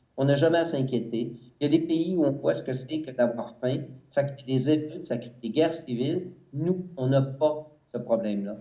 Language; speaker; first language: French; native; French